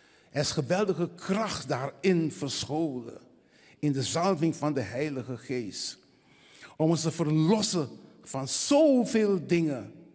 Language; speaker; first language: Dutch; non-native, fluent; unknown